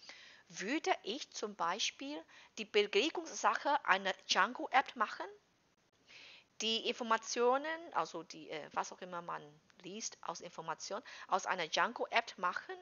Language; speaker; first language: German; non-native, fluent; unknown